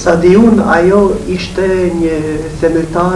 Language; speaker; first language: Albanian; non-native, fluent; English